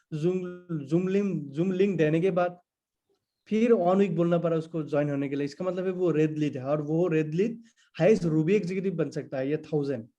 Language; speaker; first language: Hindi; non-native, local second language; Assamese